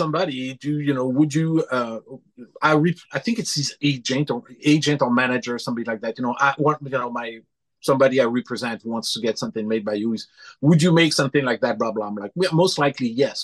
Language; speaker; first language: English; non-native, fluent; French